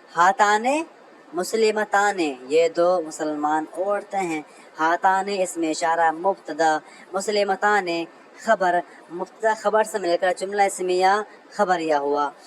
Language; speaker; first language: Urdu; native; Urdu